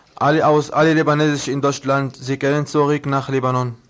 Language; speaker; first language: German; non-native, learner; Arabic